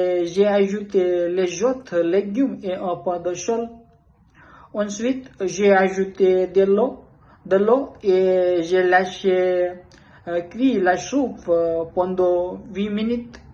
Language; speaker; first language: French; non-native, learner; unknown